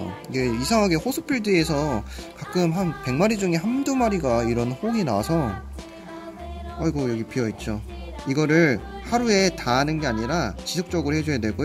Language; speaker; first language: Korean; native; Korean